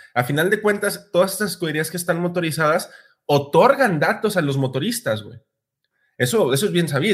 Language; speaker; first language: Spanish; native; Spanish